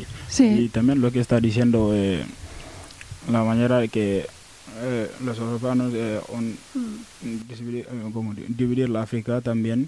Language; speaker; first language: Spanish; non-native, learner; Wolof